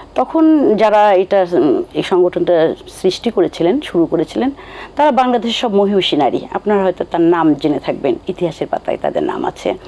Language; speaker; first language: Bangla; native; Bangla